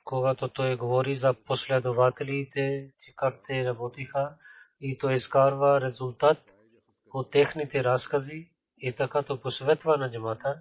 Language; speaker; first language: Bulgarian; non-native, learner; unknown